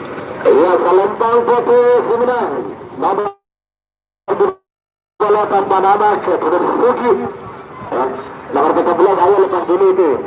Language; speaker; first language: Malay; non-native, local second language; Madurese